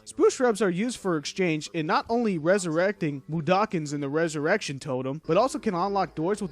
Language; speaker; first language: English; non-native, fluent; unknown